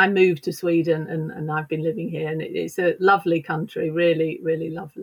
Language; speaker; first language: English; native; English